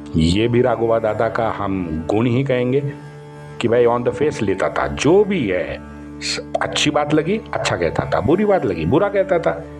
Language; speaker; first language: Hindi; non-native, local second language; Marathi